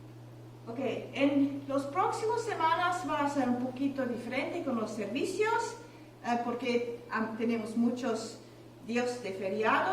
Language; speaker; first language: Spanish; non-native, learner; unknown